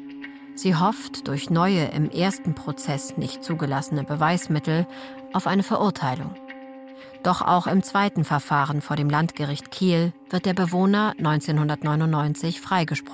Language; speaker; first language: German; native; German